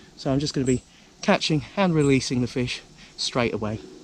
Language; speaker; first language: English; native; English